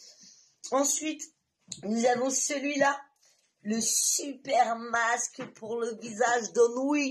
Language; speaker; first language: French; native; French